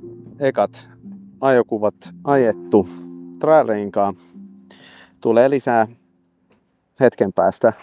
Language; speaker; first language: Finnish; non-native, fluent; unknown